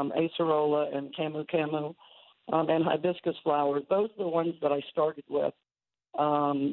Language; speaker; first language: English; native; English